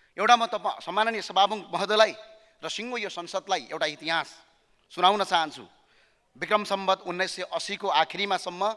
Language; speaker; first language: Nepali; native; Nepali